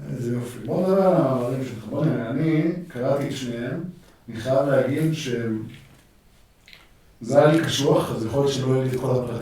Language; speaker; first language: Hebrew; native; Hebrew